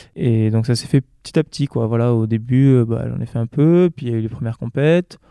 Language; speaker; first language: French; native; French